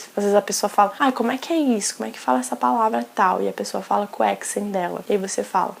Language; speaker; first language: Portuguese; native; Portuguese